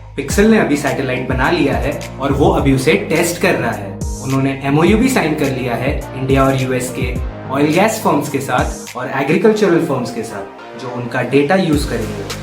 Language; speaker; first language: Hindi; native; Hindi